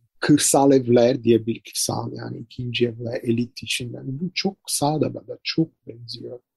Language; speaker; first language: Turkish; non-native, fluent; Italian